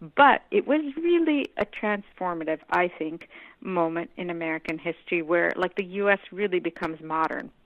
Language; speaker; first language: English; non-native, local second language; Hindi